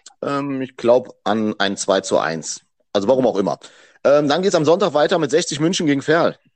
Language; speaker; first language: German; native; German